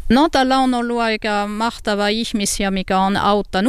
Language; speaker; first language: Finnish; non-native, learner; French